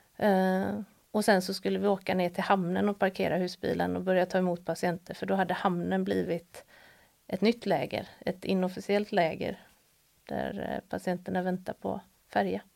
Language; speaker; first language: Swedish; native; Swedish